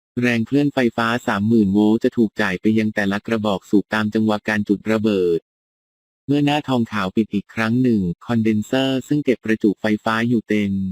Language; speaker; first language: Thai; native; Thai